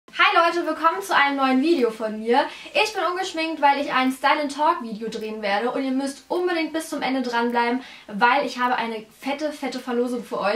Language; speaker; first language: German; native; German